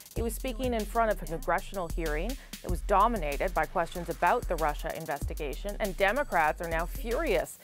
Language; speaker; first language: English; native; English